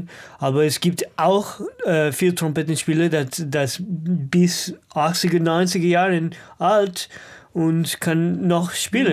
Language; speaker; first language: German; non-native, learner; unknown